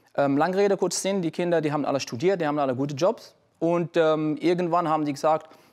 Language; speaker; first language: German; non-native, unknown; Arabic